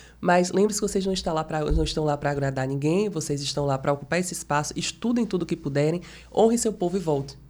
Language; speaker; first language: Portuguese; native; Portuguese